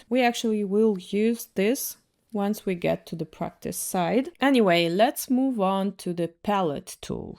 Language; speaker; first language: English; non-native, fluent; Russian